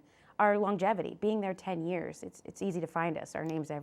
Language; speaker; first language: English; native; English